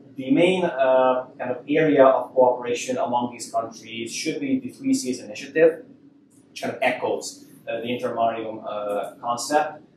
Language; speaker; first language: English; non-native, fluent; Hungarian